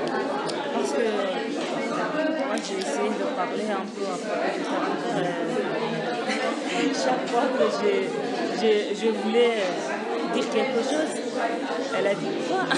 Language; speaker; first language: French; non-native, learner; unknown